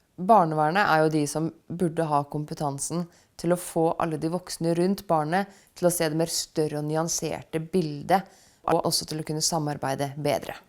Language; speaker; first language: Norwegian; native; Norwegian